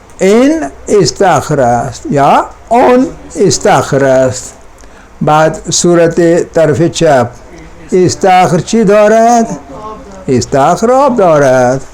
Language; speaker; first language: Persian; non-native, fluent; Urdu